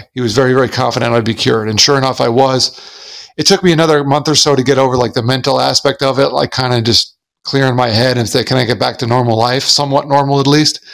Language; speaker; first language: English; native; English